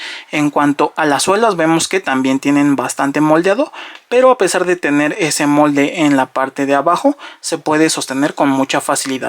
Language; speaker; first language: Spanish; native; Spanish